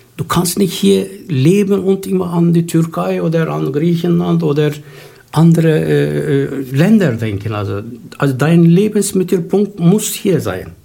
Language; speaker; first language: German; non-native, fluent; Turkish